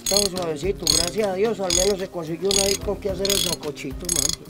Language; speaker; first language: Spanish; native; Spanish